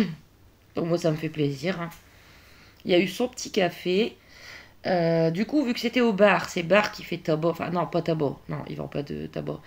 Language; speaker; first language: French; native; French